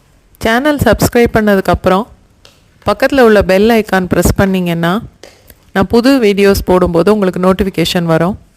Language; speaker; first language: Tamil; native; Tamil